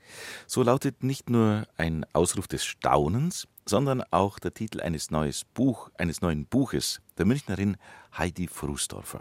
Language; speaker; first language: German; native; German